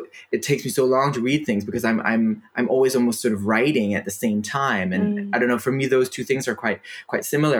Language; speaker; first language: English; non-native, fluent; Danish